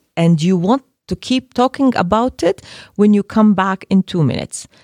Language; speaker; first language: English; non-native, fluent; Arabic